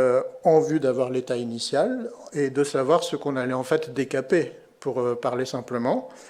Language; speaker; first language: French; native; French